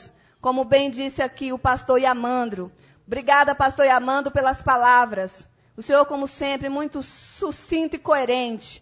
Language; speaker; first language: Portuguese; native; Portuguese